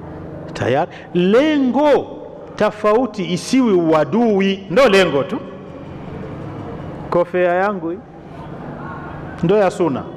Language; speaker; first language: Swahili; non-native, local second language; Rundi